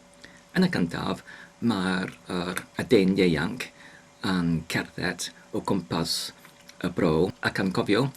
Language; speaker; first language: Welsh; non-native, learner; English